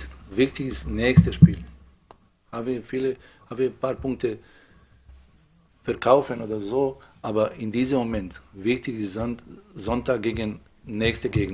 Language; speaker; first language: German; non-native, fluent; Serbian